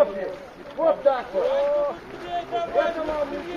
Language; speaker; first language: Russian; native; Russian